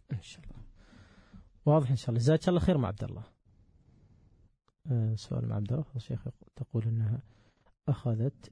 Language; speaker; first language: Arabic; native; Arabic